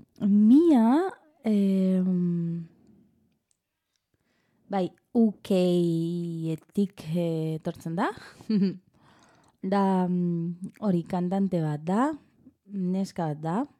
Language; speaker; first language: Basque; non-native, learner; Spanish